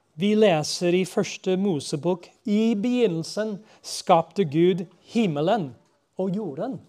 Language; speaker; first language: Norwegian; non-native, fluent; English